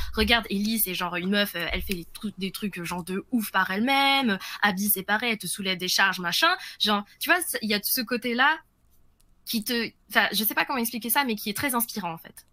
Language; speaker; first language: French; early bilingual, other home language; Vietnamese